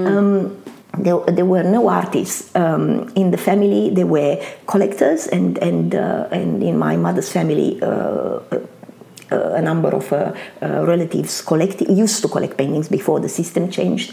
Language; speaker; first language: English; non-native, fluent; Romanian